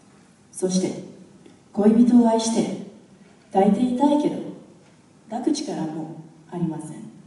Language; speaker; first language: Japanese; non-native, fluent; English